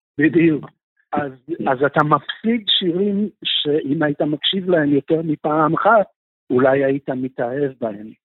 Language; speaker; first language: Hebrew; non-native, fluent; Russian